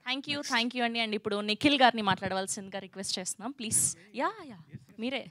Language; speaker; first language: Telugu; native; Telugu